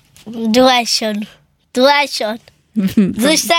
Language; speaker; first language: German; early bilingual, other home language; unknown